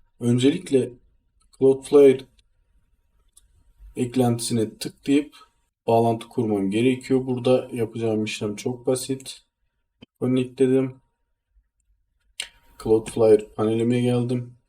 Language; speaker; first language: Turkish; native; Turkish